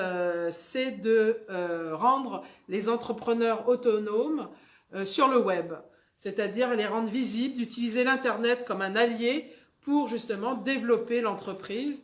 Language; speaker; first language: French; native; French